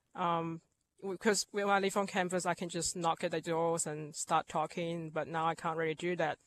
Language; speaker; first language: English; non-native, fluent; Chinese